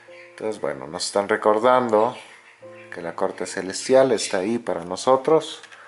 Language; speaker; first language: Spanish; native; Spanish